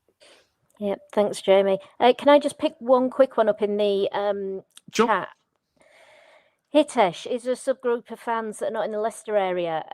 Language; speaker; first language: English; native; English